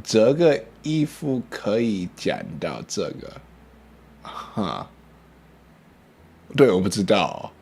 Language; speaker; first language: Chinese; non-native, learner; English